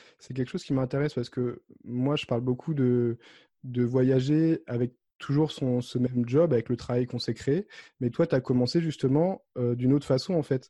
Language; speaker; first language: French; native; French